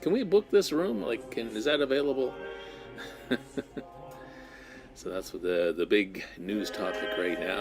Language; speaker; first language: English; native; English